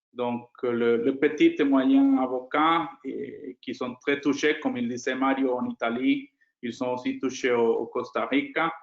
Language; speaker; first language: French; non-native, fluent; Spanish